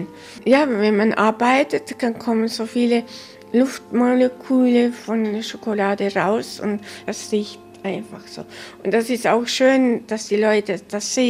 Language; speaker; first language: German; early bilingual, heritage; German